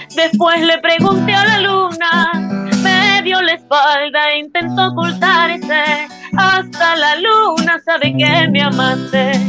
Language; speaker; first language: Spanish; native; Spanish